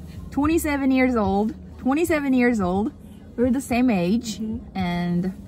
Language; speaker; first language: English; non-native, fluent; Japanese